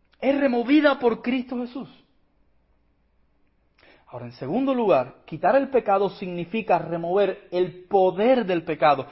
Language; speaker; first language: Spanish; native; Spanish